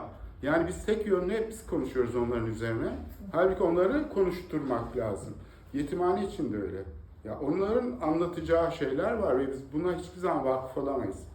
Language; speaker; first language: Turkish; native; Turkish